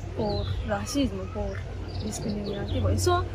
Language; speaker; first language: Spanish; non-native, fluent; Japanese